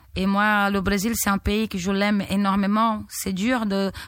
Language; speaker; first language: French; non-native, fluent; Portuguese